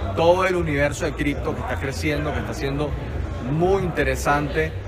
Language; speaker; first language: Spanish; native; Spanish